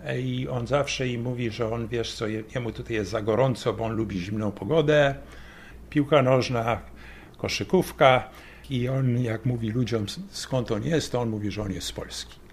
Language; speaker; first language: Polish; early bilingual, heritage; Polish